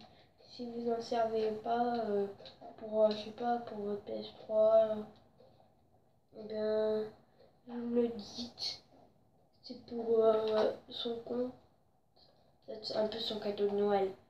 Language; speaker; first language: French; native; French